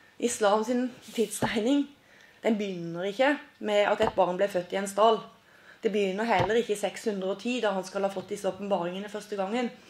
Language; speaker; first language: Norwegian; native; Norwegian